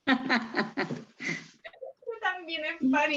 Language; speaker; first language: Spanish; native; Spanish